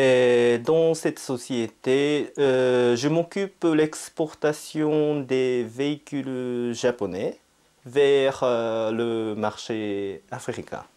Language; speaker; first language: French; non-native, fluent; Japanese